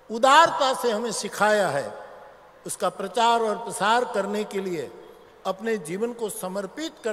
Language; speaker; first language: Hindi; non-native, local second language; Gujarati